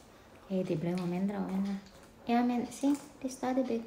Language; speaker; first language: Danish; non-native, learner; Filipino